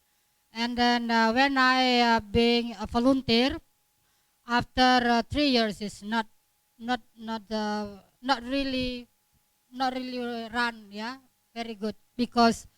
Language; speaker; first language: English; non-native, learner; Indonesian